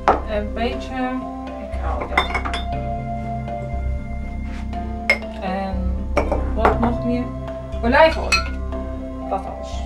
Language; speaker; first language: Dutch; non-native, learner; Arabic